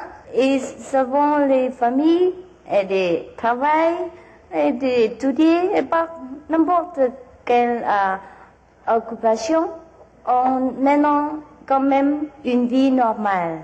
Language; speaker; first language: French; non-native, learner; Vietnamese